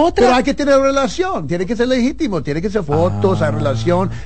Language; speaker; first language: Spanish; early bilingual, heritage; Spanish